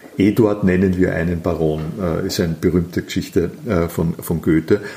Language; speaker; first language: German; native; German